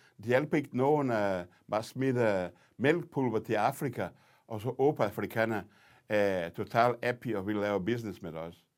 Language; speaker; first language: Danish; non-native, fluent; Portuguese